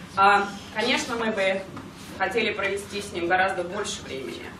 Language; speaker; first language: Russian; non-native, local second language; Georgian